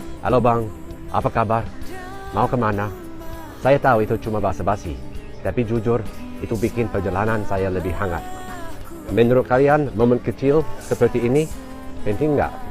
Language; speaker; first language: Indonesian; non-native, fluent; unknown